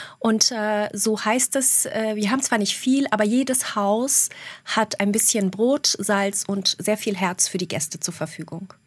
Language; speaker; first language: German; early bilingual, other home language; Albanian